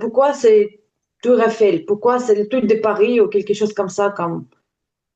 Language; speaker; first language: French; non-native, learner; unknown